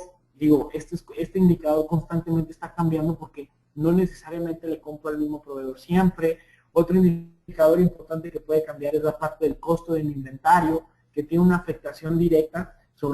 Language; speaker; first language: Spanish; native; Spanish